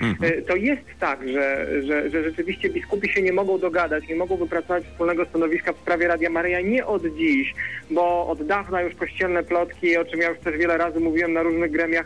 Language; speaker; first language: Polish; native; Polish